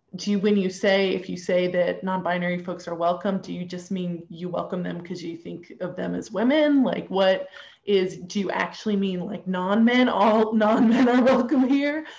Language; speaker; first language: English; native; English